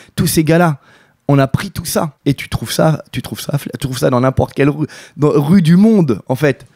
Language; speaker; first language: French; native; French